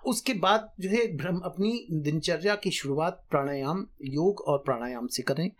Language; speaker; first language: Hindi; native; Hindi